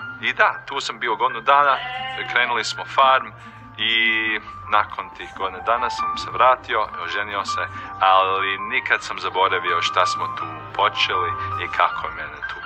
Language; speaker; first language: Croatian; early bilingual, heritage; Croatian